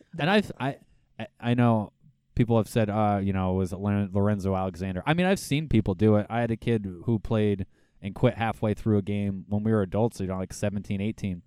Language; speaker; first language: English; native; English